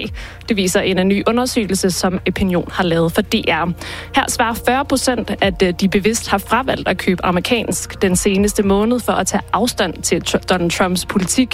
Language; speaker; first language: Danish; native; Danish